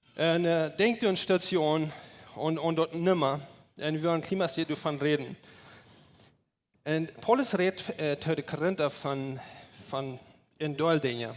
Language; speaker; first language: German; non-native, learner; Plautdietsch